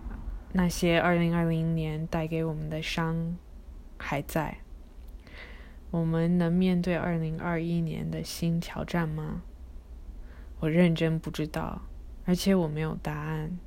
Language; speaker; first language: Chinese; early bilingual, heritage; Chinese